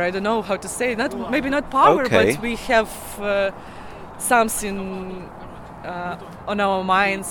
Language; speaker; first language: English; non-native, learner; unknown